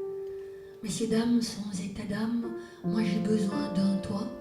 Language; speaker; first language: French; native; French